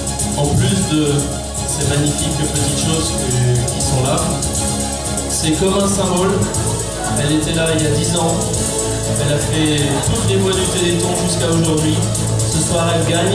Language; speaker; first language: French; native; French